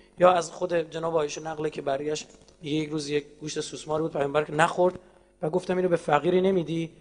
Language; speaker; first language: Persian; native; Persian